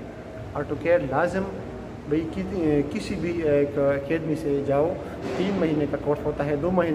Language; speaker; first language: Hindi; non-native, local second language; Pashto